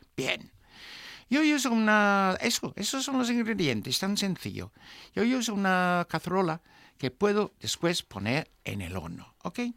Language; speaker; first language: Spanish; non-native, fluent; English